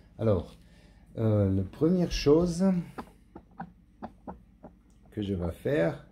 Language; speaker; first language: French; non-native, learner; German